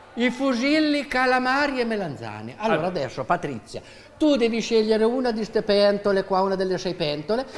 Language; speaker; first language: Italian; native; Italian